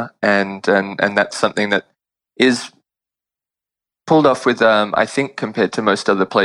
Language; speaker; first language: English; native; English